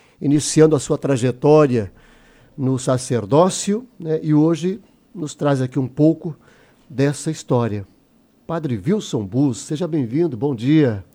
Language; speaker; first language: Portuguese; native; Portuguese